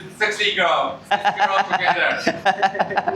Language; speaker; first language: English; non-native, learner; Chinese